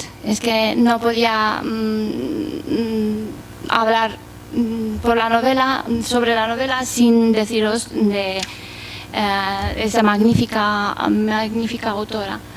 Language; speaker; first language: Spanish; non-native, fluent; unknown